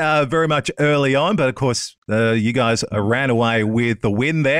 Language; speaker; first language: English; native; English